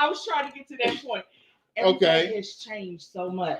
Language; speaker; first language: English; native; English